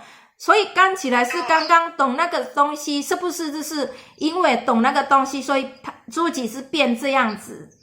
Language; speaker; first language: Chinese; non-native, fluent; Indonesian